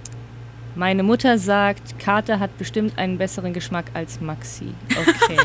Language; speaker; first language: German; native; German